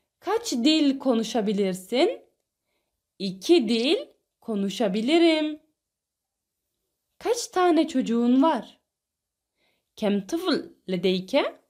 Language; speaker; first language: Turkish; non-native, fluent; Arabic